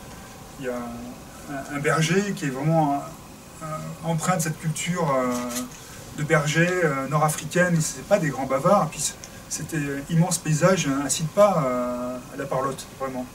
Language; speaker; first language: French; native; French